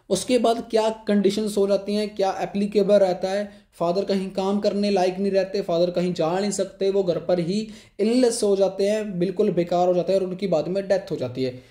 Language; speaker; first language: Hindi; non-native, local second language; Punjabi